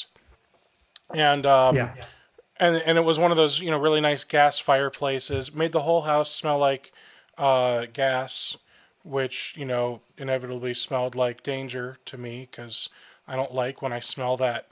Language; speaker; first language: English; native; English